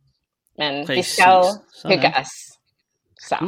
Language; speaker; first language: Danish; non-native, fluent; English